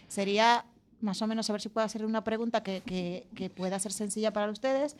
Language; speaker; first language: Spanish; native; Spanish